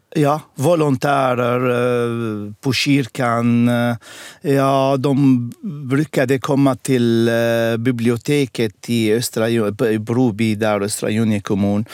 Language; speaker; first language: Swedish; non-native, fluent; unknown